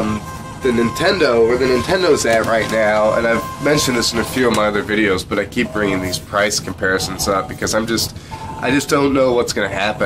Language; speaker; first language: English; native; English